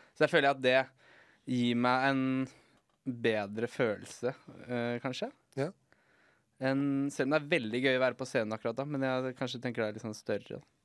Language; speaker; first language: Norwegian; native; Norwegian